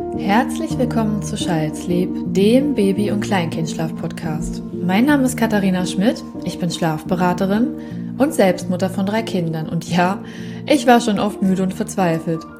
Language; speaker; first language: German; native; German